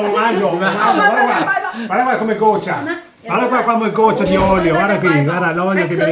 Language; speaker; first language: Chinese; non-native, fluent; Italian